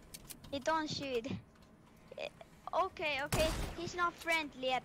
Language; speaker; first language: English; non-native, fluent; Finnish